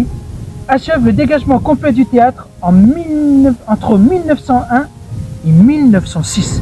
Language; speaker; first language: French; native; French